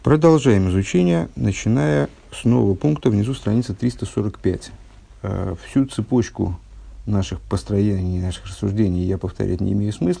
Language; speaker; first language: Russian; native; Russian